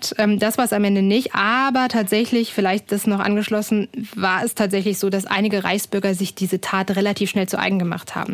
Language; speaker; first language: German; native; German